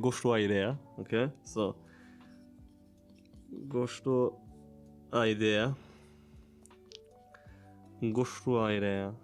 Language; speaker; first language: Portuguese; non-native, learner; German